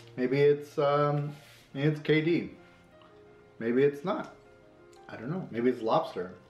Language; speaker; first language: English; native; English